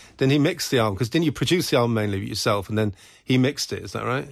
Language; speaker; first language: English; native; English